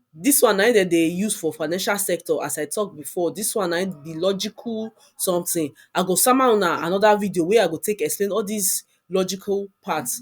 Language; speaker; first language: Nigerian Pidgin; non-native, local second language; Yoruba